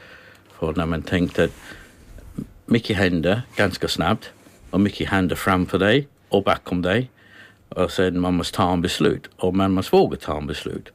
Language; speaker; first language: Swedish; non-native, learner; English